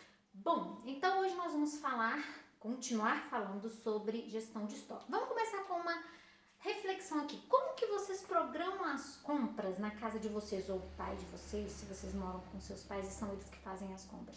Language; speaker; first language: Portuguese; native; Portuguese